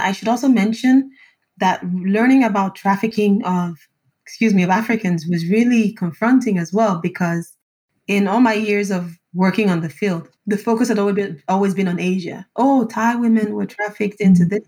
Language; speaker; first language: English; non-native, local second language; Yoruba